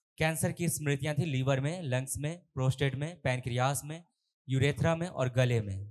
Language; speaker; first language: Hindi; native; Hindi